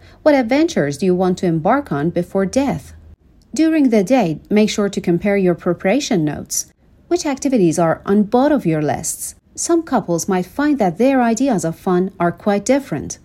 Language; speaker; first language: English; non-native, fluent; Persian